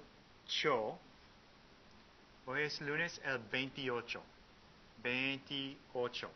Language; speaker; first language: Spanish; non-native, fluent; English